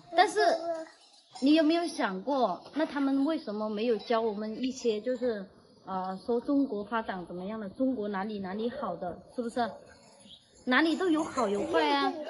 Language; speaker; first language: Chinese; non-native, fluent; Vietnamese